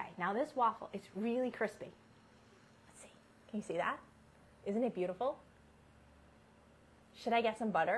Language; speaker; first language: English; native; English